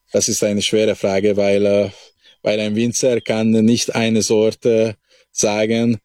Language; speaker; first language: German; non-native, local second language; Hungarian